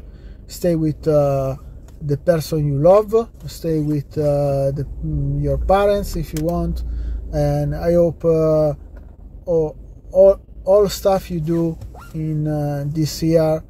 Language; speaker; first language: English; non-native, learner; Italian